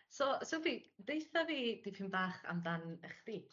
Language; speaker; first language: Welsh; native; Welsh